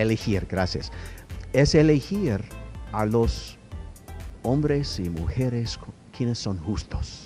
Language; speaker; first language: Spanish; non-native, fluent; English